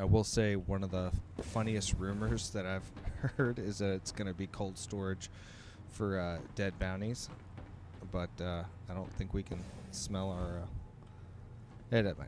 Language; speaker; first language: English; native; English